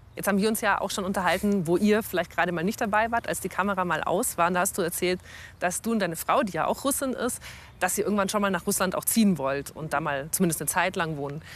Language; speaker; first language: German; native; German